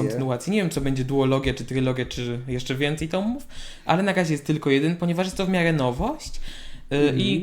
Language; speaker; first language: Polish; native; Polish